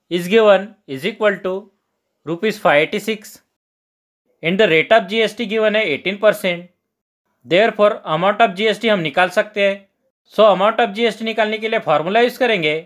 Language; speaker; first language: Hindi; non-native, local second language; Marathi